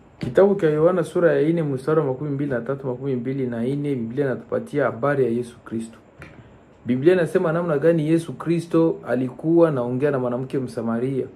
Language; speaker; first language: Swahili; native; Swahili